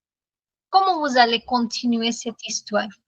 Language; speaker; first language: French; non-native, fluent; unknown